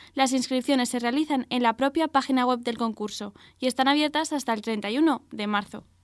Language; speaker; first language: Spanish; native; Spanish